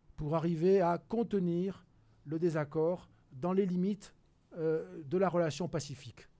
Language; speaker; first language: French; native; French